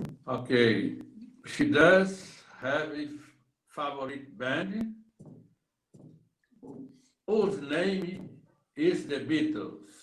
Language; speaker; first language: English; non-native, learner; Portuguese